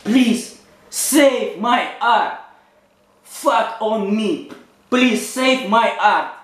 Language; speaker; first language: English; non-native, learner; Russian